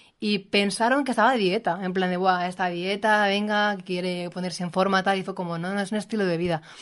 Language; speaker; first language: Spanish; native; Spanish